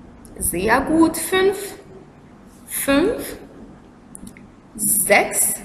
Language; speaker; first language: German; non-native, learner; Arabic